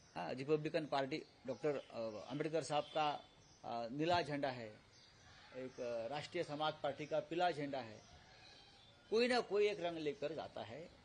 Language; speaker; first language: Hindi; non-native, local second language; Marathi